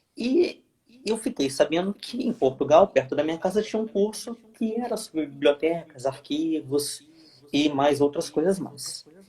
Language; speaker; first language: Portuguese; native; Portuguese